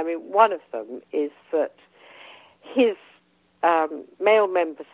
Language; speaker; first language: English; native; English